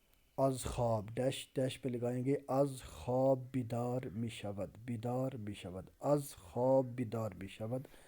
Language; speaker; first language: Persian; non-native, fluent; Urdu